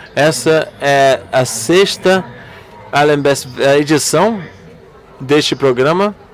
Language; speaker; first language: Portuguese; non-native, learner; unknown